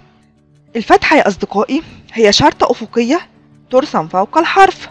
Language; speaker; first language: Arabic; native; Arabic